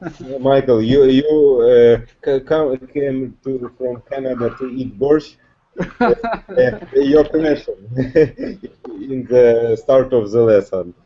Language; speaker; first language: English; non-native, learner; Russian